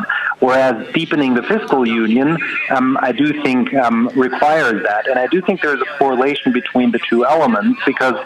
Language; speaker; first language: English; non-native, fluent; German